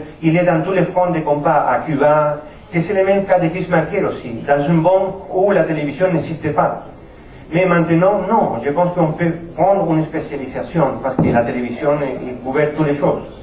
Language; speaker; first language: French; non-native, fluent; Spanish